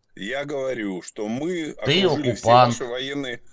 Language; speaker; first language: Ukrainian; non-native, local second language; Russian